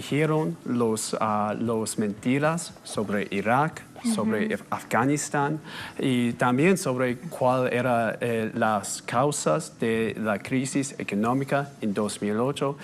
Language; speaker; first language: Spanish; non-native, fluent; English